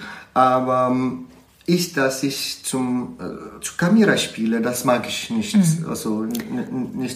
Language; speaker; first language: German; non-native, learner; Arabic